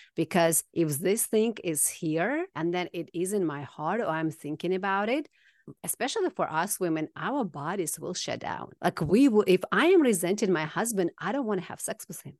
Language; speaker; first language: English; non-native, fluent; Russian